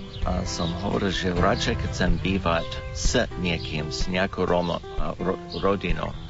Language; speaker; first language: Slovak; non-native, learner; English